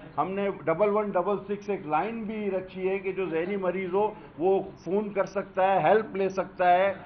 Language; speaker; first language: Urdu; non-native, local second language; Sindhi